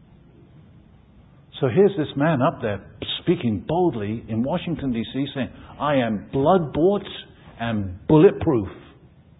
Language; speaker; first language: English; native; English